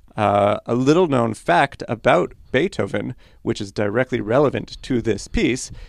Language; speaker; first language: English; early bilingual, other home language; Polish